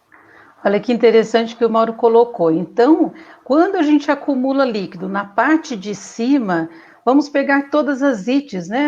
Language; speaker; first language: Portuguese; native; Portuguese